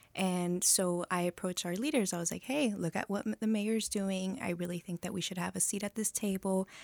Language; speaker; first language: English; early bilingual, other home language; Spanish